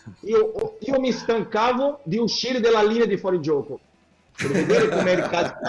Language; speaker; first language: Italian; non-native, fluent; Portuguese